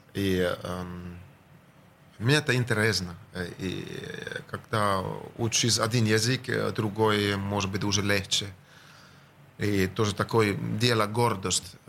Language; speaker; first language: Russian; non-native, fluent; Finnish